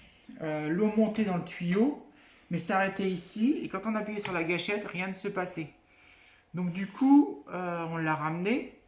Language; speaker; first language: French; native; French